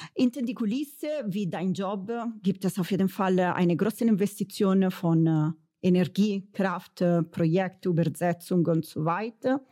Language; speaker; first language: German; non-native, fluent; Italian